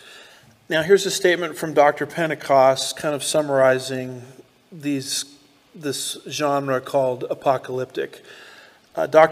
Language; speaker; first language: English; native; English